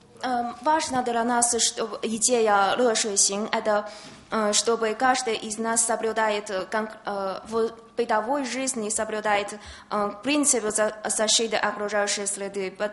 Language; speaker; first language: Russian; non-native, learner; Chinese